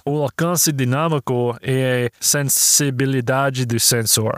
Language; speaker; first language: Portuguese; non-native, learner; English